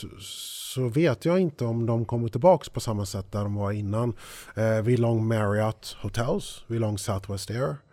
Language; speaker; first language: Swedish; early bilingual, heritage; English